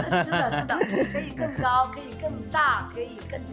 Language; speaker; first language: Chinese; native; Chinese